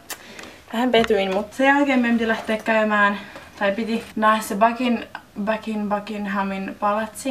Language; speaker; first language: Finnish; native; Finnish